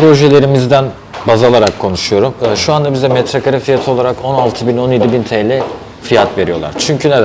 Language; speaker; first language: Turkish; native; Turkish